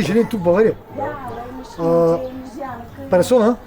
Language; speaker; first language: Italian; non-native, learner; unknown